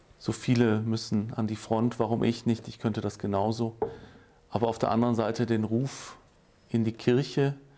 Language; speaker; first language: German; native; German